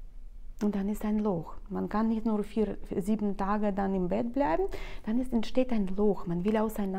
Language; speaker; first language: German; non-native, fluent; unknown